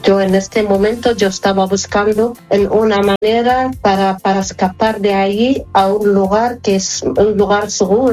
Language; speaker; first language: Spanish; non-native, learner; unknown